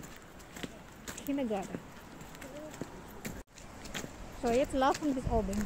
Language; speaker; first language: German; non-native, learner; Indonesian